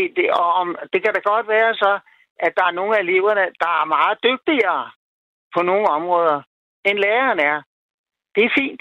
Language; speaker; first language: Danish; native; Danish